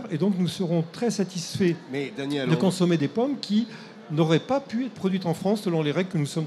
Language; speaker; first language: French; native; French